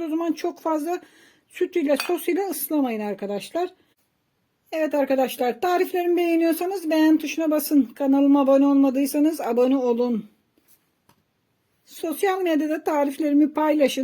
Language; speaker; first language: Turkish; native; Turkish